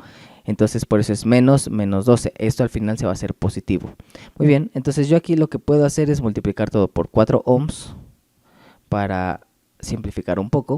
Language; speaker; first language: Spanish; native; Spanish